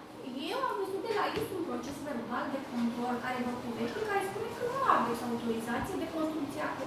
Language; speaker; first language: Romanian; native; Romanian